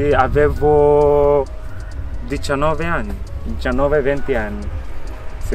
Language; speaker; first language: Italian; non-native, learner; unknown